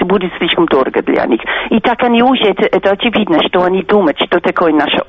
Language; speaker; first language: Russian; non-native, fluent; English